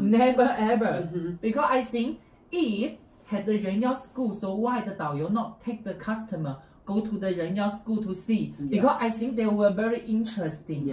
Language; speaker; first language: English; non-native, learner; Chinese